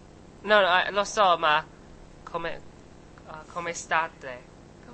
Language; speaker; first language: Italian; non-native, learner; English